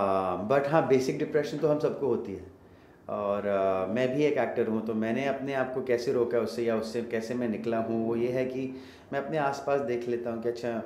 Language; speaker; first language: Hindi; native; Hindi